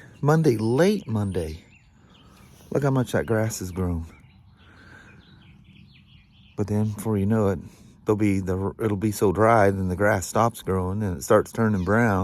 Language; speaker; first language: English; native; English